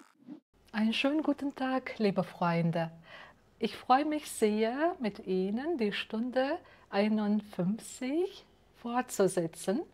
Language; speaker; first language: German; non-native, fluent; Uzbek